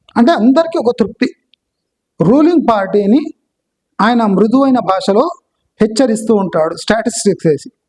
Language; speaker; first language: Telugu; non-native, local second language; Kannada